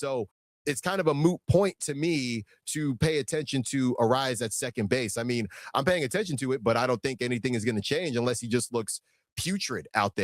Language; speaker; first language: English; native; English